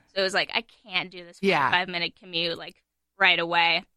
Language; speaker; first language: English; native; English